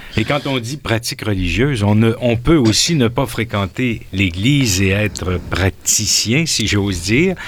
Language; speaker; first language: French; native; French